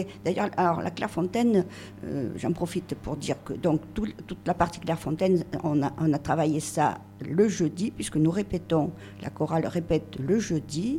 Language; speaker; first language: French; native; French